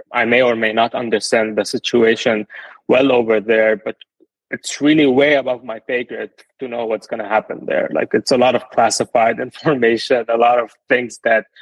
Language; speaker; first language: English; non-native, fluent; Arabic